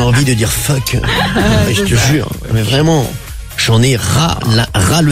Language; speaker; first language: French; native; French